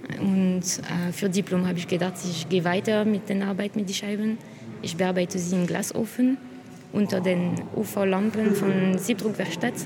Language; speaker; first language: German; non-native, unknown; French